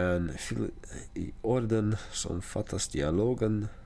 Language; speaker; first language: Swedish; non-native, learner; English